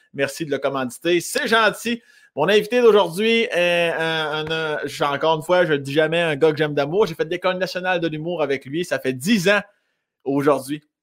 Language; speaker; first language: French; native; French